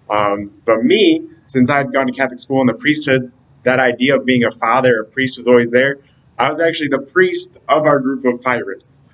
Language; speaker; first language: English; native; English